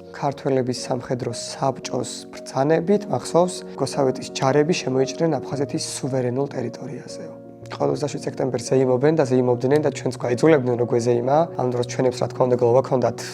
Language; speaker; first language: Georgian; non-native, local second language; Mingrelian